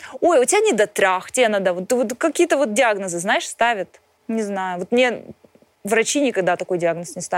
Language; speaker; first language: Russian; native; Russian